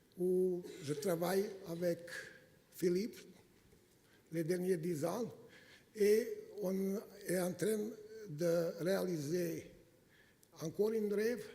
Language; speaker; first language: French; non-native, fluent; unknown